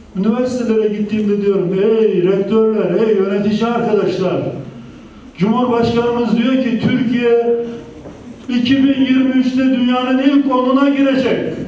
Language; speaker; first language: Turkish; native; Turkish